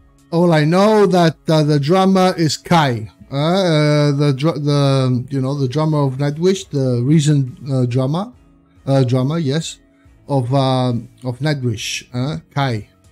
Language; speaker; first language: English; non-native, fluent; Spanish